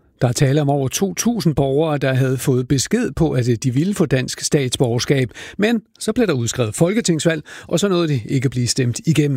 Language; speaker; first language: Danish; native; Danish